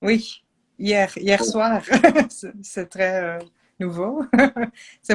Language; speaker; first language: French; non-native, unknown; Dutch